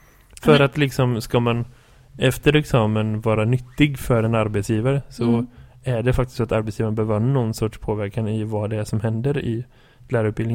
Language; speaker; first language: Swedish; native; Swedish